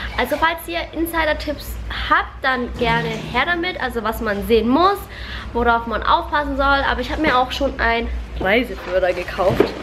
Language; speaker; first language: German; early bilingual, other home language; Vietnamese